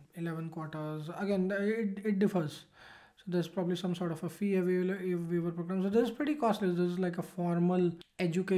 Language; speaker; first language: English; non-native, local second language; Hindi